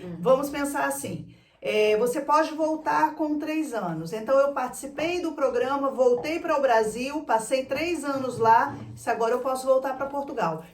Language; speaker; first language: Portuguese; native; Portuguese